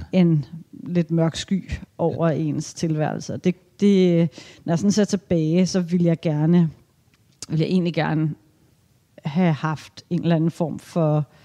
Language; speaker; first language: Danish; native; Danish